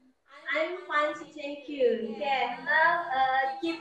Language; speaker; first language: English; non-native, learner; Indonesian